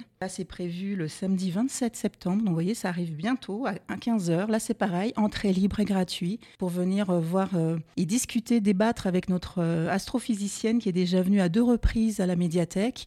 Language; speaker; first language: French; native; French